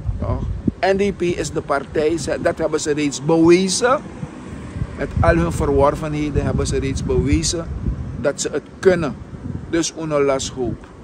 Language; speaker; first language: Dutch; native; Dutch